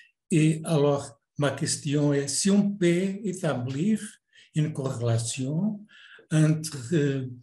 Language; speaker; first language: French; non-native, fluent; Portuguese